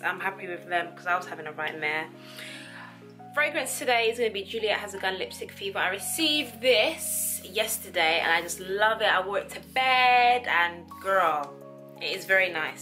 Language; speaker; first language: English; native; English